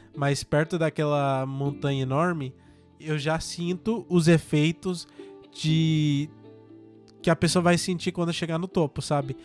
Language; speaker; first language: Portuguese; non-native, fluent; English